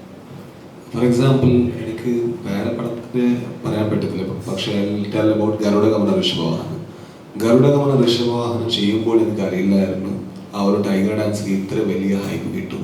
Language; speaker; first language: Malayalam; non-native, learner; Kannada